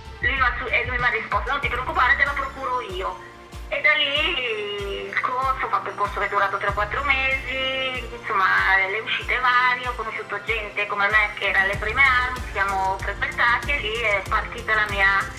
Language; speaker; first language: Italian; native; Italian